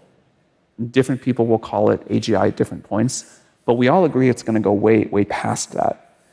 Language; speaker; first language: English; native; English